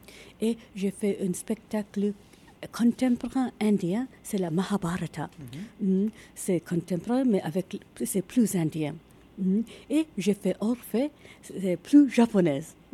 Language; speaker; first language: French; non-native, learner; Japanese